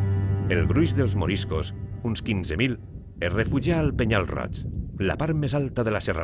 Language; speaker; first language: Catalan; native; Catalan